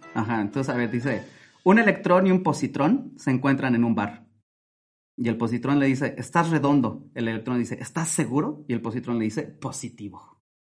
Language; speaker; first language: Spanish; native; Spanish